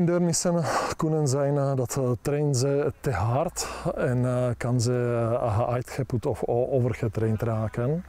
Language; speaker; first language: Dutch; non-native, learner; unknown